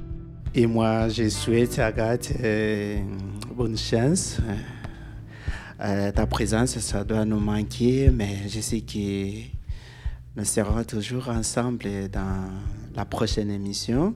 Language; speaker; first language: French; non-native, learner; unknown